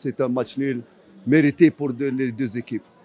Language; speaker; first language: French; non-native, fluent; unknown